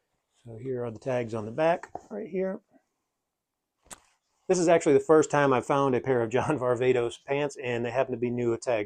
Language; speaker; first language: English; native; English